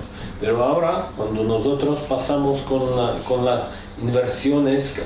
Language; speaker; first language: Spanish; non-native, fluent; Czech